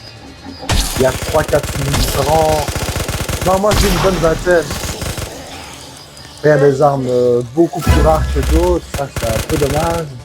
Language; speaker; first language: French; native; French